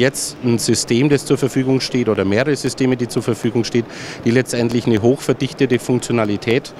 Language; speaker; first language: German; native; German